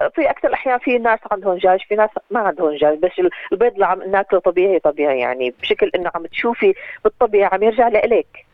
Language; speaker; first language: Arabic; native; Arabic